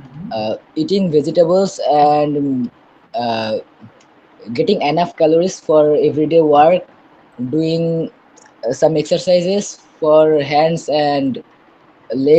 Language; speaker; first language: English; non-native, learner; Bangla